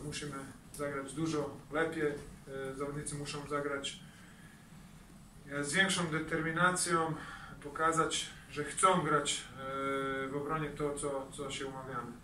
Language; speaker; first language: Polish; non-native, fluent; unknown